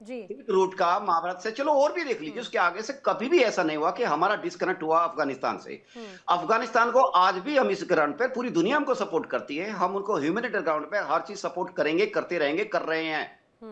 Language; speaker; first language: Hindi; native; Hindi